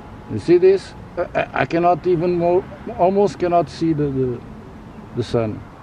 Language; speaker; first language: English; non-native, fluent; Portuguese